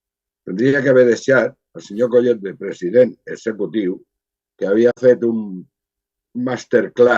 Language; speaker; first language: Catalan; non-native, local second language; Spanish